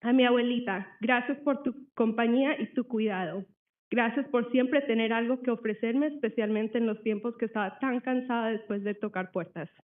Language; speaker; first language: Spanish; early bilingual, other home language; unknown